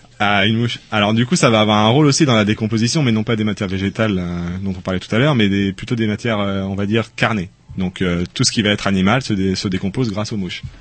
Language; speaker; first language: French; native; French